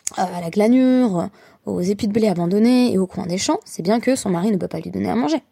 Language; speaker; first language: French; native; French